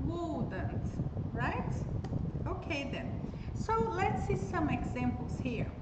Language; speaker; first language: English; non-native, fluent; Portuguese